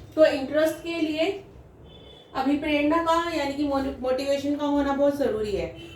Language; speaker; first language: Hindi; native; Hindi